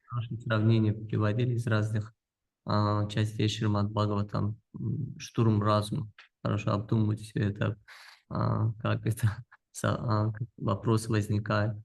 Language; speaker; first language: Russian; non-native, fluent; Georgian